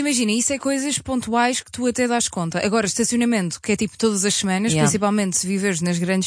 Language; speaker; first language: Portuguese; native; Portuguese